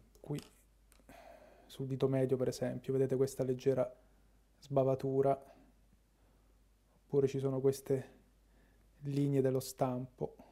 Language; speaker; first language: Italian; native; Italian